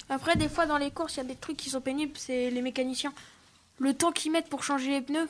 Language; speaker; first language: French; native; French